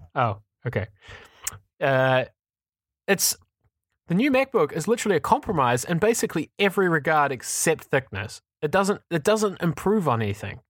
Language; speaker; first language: English; native; English